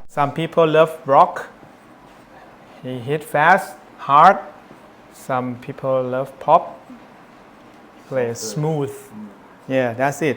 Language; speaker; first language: English; non-native, learner; Thai